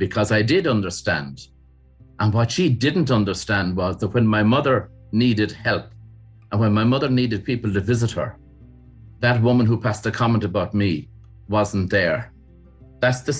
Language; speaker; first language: English; native; English